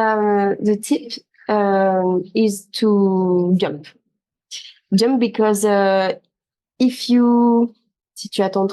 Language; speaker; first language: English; non-native, learner; French